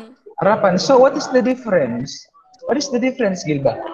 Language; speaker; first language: English; non-native, fluent; Indonesian